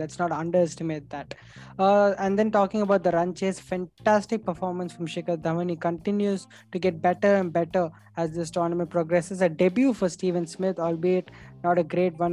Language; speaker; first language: English; non-native, local second language; Tamil